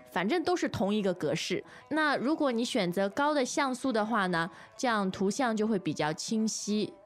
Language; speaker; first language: Chinese; native; Chinese